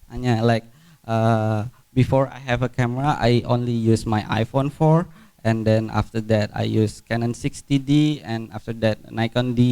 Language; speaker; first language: English; non-native, fluent; Indonesian